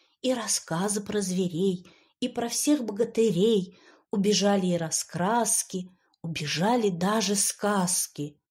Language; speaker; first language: Russian; non-native, local second language; Azerbaijani